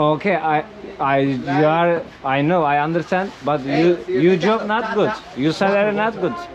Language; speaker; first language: English; non-native, learner; Turkish